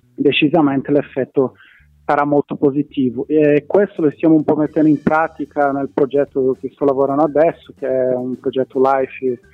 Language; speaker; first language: Italian; non-native, fluent; Portuguese